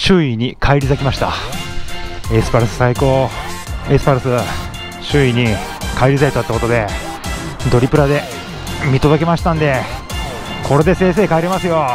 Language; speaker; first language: Japanese; native; Japanese